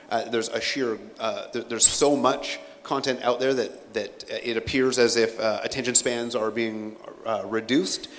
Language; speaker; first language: English; native; English